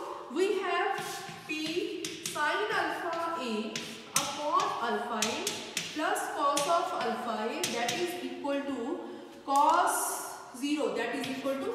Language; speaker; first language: English; non-native, local second language; Hindi